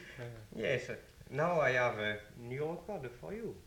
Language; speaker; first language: English; non-native, learner; French